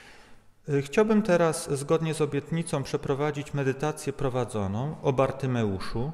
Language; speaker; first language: Polish; native; Polish